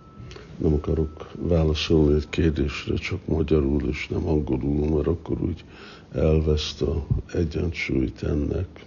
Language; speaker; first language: Hungarian; early bilingual, heritage; Hungarian